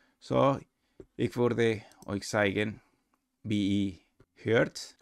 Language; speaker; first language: German; non-native, learner; Spanish